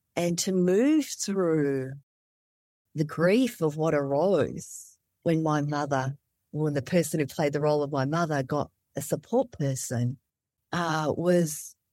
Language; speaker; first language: English; native; English